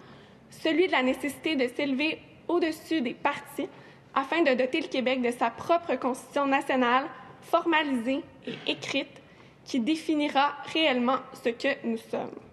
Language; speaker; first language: French; native; French